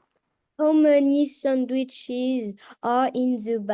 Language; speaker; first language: English; non-native, learner; French